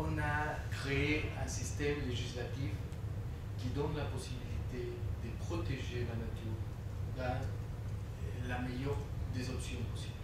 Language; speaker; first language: French; non-native, fluent; Spanish